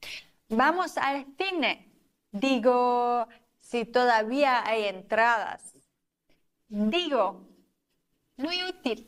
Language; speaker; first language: Spanish; non-native, fluent; German